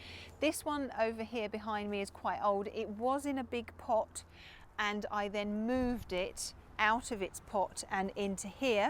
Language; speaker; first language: English; native; English